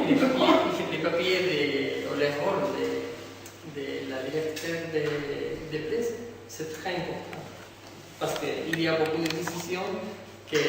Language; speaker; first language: French; non-native, learner; Spanish